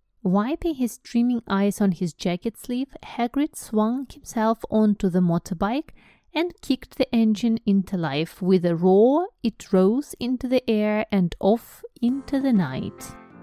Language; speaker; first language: English; non-native, fluent; Russian